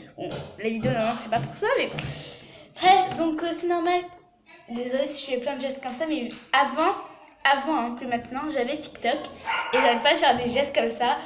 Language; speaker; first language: French; native; French